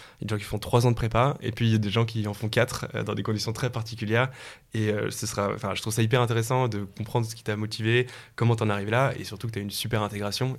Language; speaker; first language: French; native; French